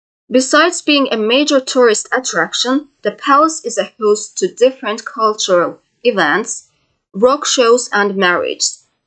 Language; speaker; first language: English; non-native, fluent; Azerbaijani